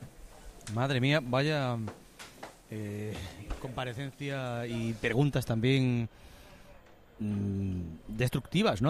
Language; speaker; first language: Spanish; native; Spanish